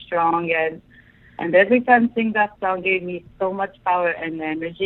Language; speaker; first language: English; non-native, fluent; Japanese